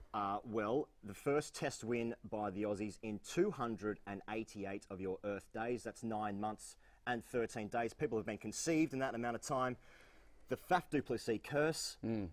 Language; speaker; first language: English; native; English